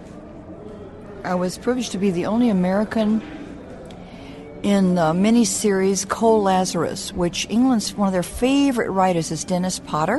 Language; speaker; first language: English; native; English